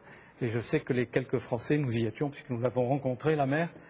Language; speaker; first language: French; native; French